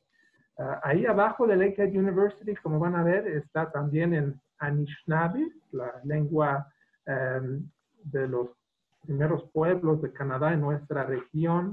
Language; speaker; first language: Spanish; non-native, fluent; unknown